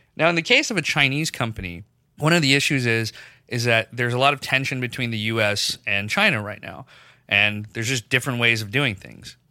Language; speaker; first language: English; non-native, local second language; Urdu